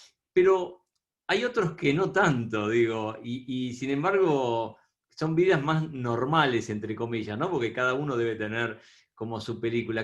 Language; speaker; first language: Spanish; native; Spanish